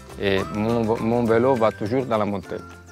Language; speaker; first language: French; native; French